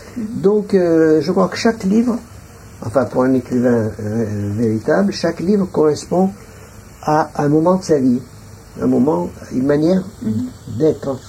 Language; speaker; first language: French; non-native, local second language; Arabic